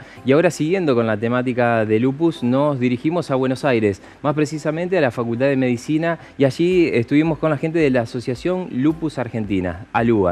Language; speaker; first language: Spanish; native; Spanish